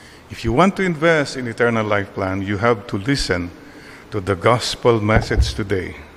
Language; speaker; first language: English; non-native, local second language; Filipino